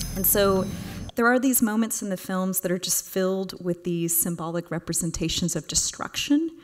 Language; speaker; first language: English; native; English